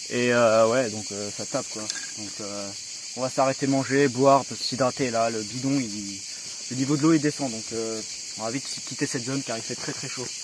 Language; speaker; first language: French; native; French